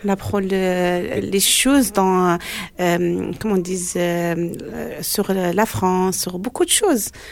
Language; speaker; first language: French; non-native, learner; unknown